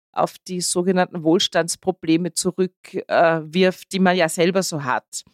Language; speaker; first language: German; native; German